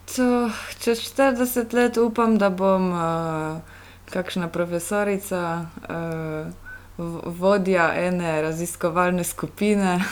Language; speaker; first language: Slovenian; non-native, fluent; Polish